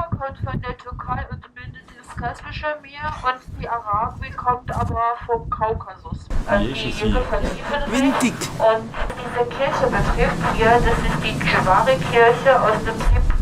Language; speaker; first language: German; non-native, fluent; Georgian